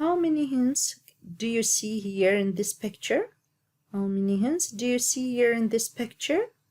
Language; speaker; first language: English; non-native, learner; Arabic